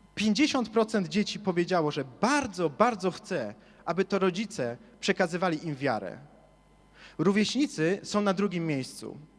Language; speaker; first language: Polish; native; Polish